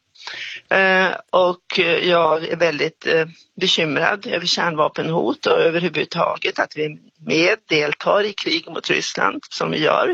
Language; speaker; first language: Swedish; native; Swedish